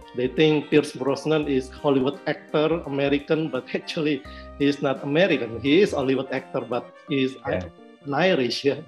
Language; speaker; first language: English; non-native, fluent; Indonesian